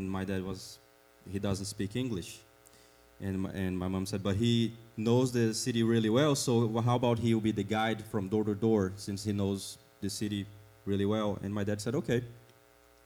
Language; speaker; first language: English; non-native, fluent; Portuguese